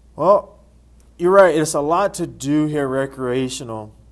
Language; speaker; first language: English; native; English